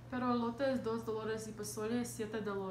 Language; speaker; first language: Spanish; non-native, learner; English